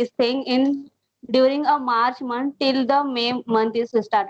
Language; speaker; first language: English; non-native, learner; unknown